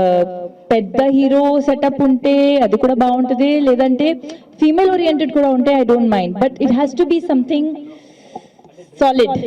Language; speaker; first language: Telugu; non-native, local second language; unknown